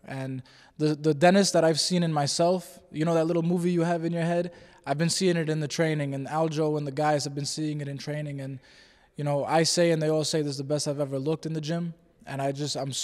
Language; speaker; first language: English; native; English